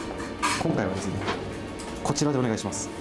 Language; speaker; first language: Japanese; native; Japanese